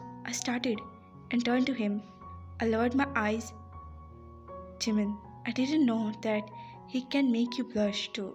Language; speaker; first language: English; non-native, local second language; Urdu